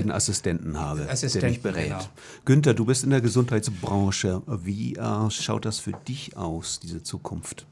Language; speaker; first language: German; native; German